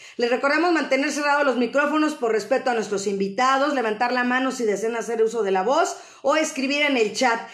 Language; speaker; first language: Spanish; native; Spanish